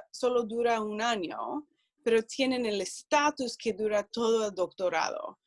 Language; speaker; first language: Spanish; non-native, fluent; English